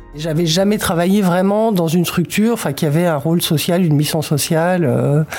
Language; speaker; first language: French; native; French